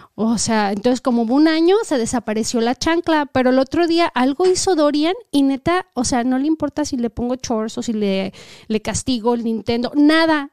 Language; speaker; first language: Spanish; native; Spanish